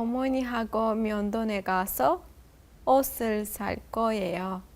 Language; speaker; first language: Korean; non-native, learner; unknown